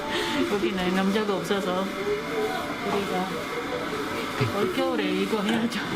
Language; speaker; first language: Korean; non-native, learner; Filipino